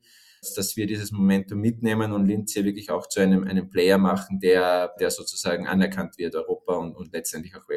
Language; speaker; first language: German; native; German